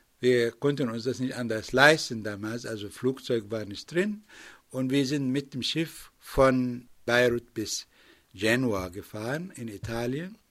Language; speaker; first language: German; non-native, fluent; Arabic